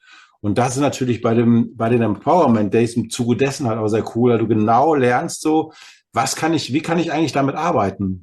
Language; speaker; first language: German; native; German